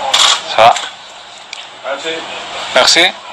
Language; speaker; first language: French; non-native, fluent; Spanish